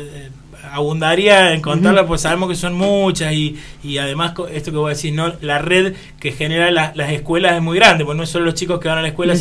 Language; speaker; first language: Spanish; native; Spanish